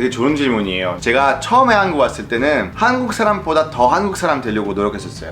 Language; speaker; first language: Korean; non-native, fluent; French